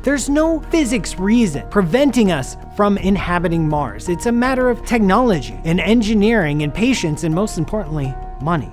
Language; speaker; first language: English; native; English